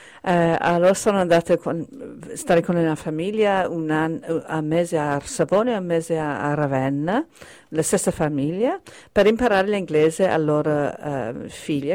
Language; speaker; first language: Italian; non-native, fluent; English